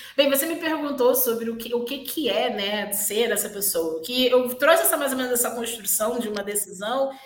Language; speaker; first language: Portuguese; native; Portuguese